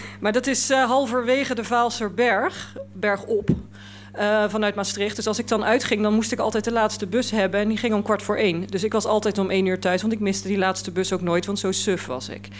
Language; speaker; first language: Dutch; native; Dutch